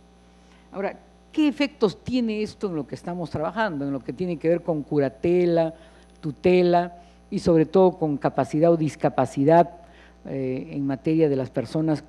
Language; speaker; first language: Spanish; native; Spanish